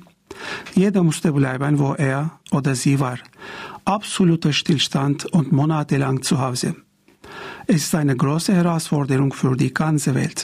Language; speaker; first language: German; non-native, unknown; Turkish